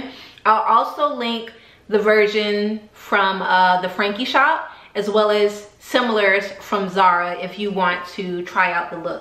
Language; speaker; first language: English; native; English